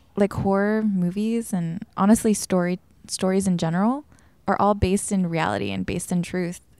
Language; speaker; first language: English; early bilingual, other home language; Spanish